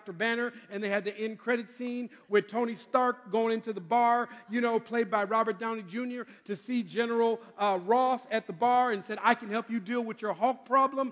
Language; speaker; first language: English; native; English